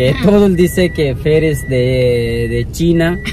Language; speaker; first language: Spanish; non-native, learner; Urdu